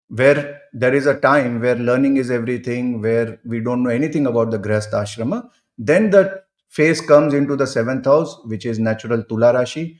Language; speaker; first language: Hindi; non-native, local second language; Gujarati